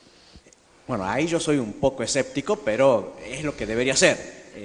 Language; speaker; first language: Spanish; native; Spanish